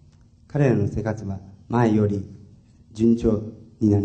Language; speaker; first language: Japanese; non-native, fluent; Chinese